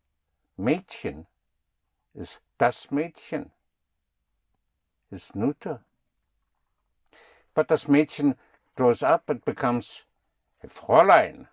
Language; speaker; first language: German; non-native, fluent; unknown